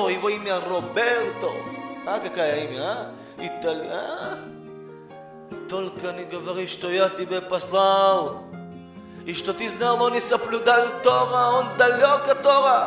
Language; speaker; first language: Russian; early bilingual, heritage; Russian